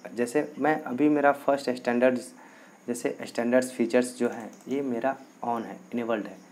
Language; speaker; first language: Hindi; native; Hindi